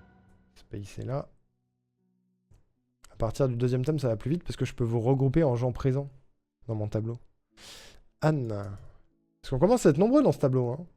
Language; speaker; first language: French; native; French